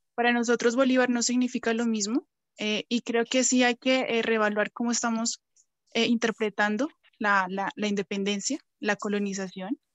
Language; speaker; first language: Spanish; native; Spanish